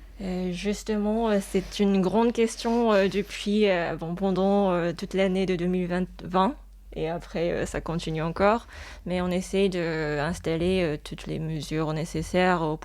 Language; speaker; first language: French; non-native, fluent; Japanese